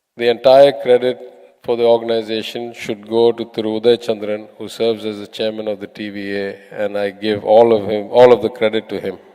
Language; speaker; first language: English; non-native, local second language; Tamil